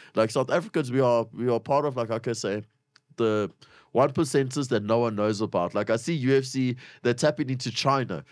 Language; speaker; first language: English; native; English